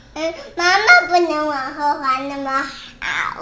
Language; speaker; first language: Chinese; early bilingual, heritage; Chinese